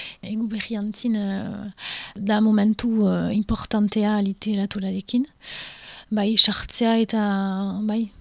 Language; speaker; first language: Basque; non-native, local second language; French